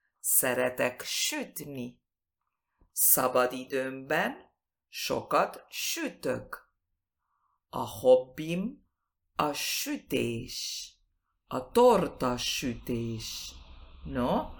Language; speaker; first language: Hungarian; early bilingual, heritage; Spanish